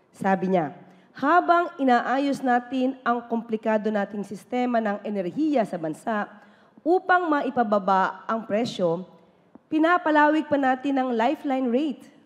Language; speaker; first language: Filipino; native; Filipino